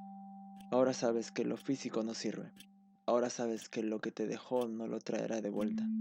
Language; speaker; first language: Spanish; native; Spanish